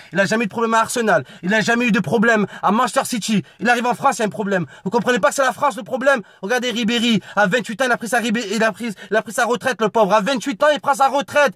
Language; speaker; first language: French; native; French